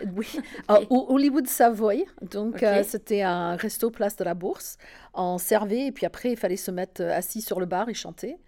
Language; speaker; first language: French; non-native, fluent; English